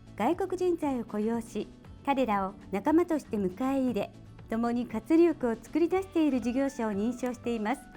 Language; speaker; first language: Japanese; native; Japanese